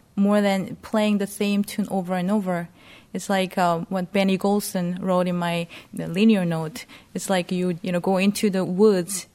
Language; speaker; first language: English; non-native, fluent; Korean